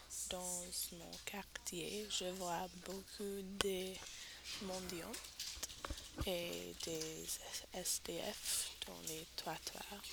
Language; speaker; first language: French; non-native, learner; English